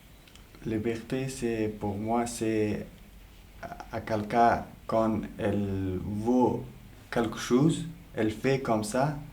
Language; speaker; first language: French; non-native, learner; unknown